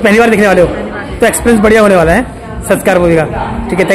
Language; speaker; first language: Hindi; native; Hindi